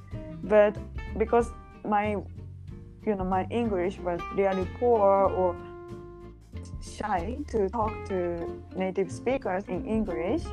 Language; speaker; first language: English; non-native, learner; Japanese